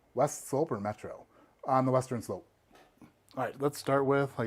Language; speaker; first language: English; native; English